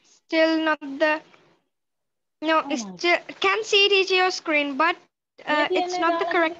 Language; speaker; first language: English; non-native, learner; Sinhala